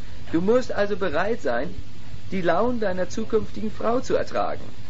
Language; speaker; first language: German; native; German